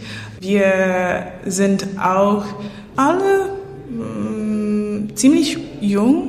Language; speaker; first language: German; non-native, learner; English